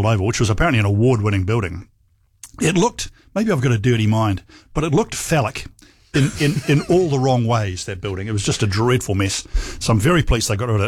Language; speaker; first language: English; native; English